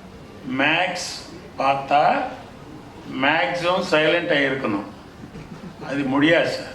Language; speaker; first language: Tamil; non-native, fluent; Telugu